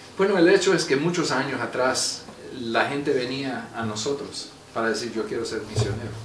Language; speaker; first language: Spanish; non-native, local second language; English